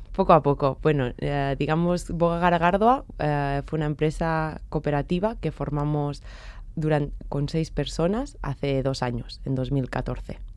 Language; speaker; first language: Spanish; non-native, local second language; Catalan